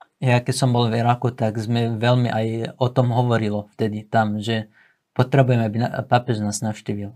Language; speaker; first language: Slovak; non-native, fluent; Assyrian Neo-Aramaic